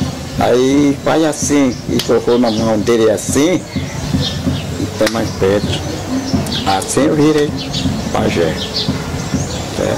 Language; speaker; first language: Portuguese; non-native, local second language; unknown